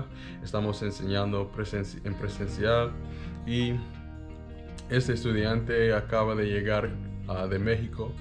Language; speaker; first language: Spanish; non-native, learner; English